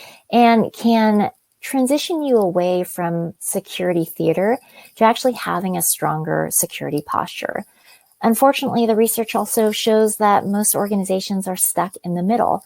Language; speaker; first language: English; native; English